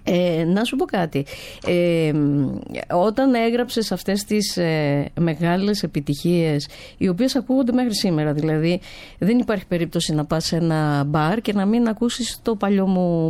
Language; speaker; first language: Greek; native; Greek